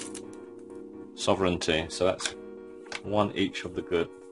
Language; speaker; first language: English; native; English